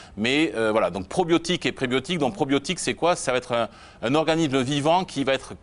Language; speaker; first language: French; native; French